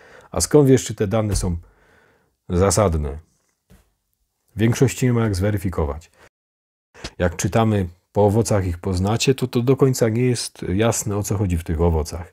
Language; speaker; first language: Polish; native; Polish